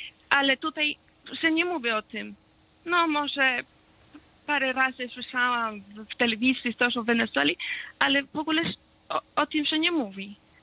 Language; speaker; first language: Polish; non-native, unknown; Spanish